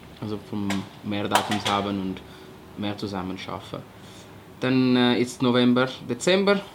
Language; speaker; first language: German; non-native, fluent; Portuguese